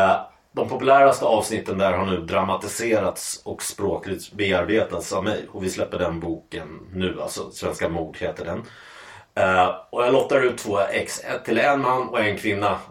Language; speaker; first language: Swedish; native; Swedish